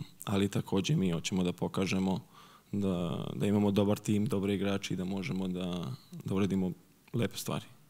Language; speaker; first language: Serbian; early bilingual, heritage; Serbian